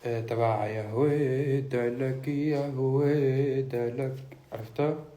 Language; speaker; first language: Arabic; native; Arabic